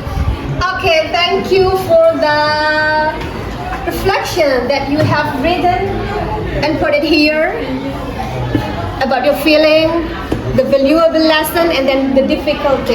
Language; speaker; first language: English; non-native, fluent; Indonesian